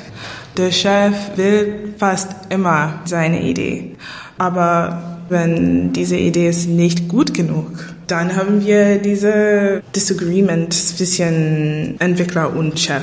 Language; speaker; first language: German; non-native, learner; English